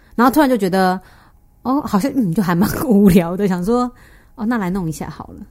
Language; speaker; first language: Chinese; native; Chinese